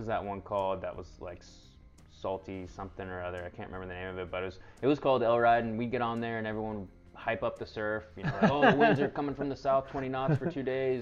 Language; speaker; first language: English; native; English